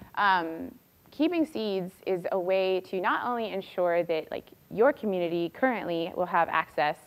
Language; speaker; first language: English; native; English